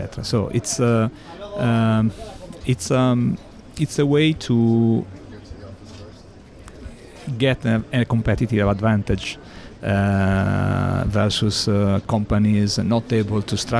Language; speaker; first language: English; non-native, fluent; Italian